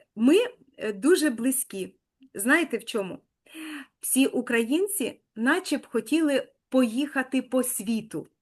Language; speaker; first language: Ukrainian; native; Ukrainian